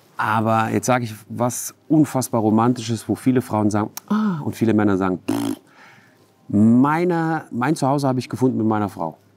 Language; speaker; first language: German; early bilingual, other home language; Turkish